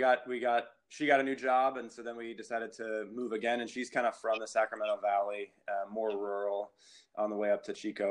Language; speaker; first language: English; native; English